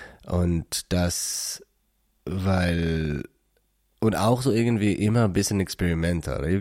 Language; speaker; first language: German; non-native, learner; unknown